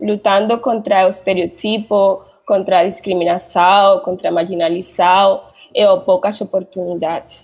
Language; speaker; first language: Portuguese; non-native, learner; Spanish